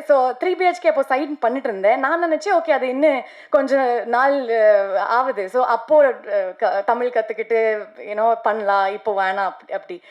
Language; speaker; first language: Tamil; non-native, learner; Kannada